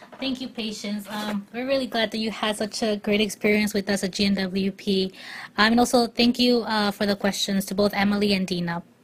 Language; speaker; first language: English; native; English